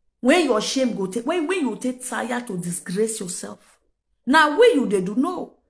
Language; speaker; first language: Nigerian Pidgin; non-native, local second language; Yoruba